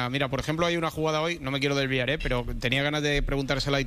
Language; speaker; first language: Spanish; native; Spanish